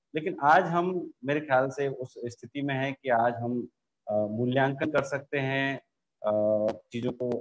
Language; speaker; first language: Hindi; native; Hindi